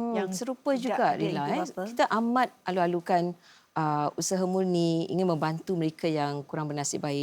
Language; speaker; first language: Malay; native; Malay